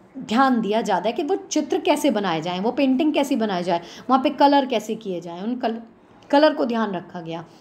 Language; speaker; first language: Hindi; native; Hindi